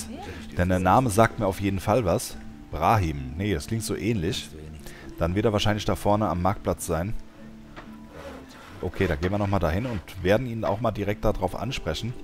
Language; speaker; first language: German; native; German